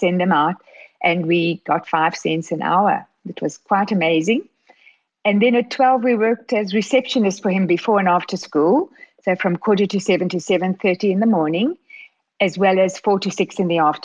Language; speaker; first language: English; native; English